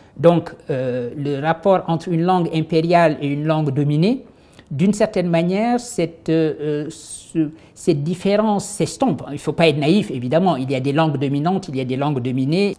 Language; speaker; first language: French; non-native, local second language; Wolof